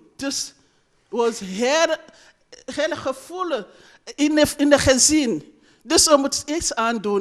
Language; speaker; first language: Dutch; non-native, learner; Rundi